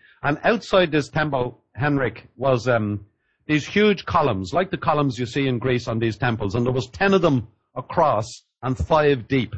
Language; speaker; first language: English; native; English